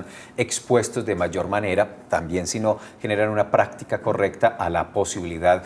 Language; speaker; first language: Spanish; native; Spanish